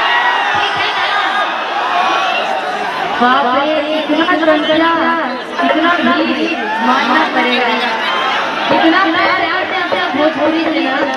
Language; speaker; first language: Hindi; non-native, local second language; Bhojpuri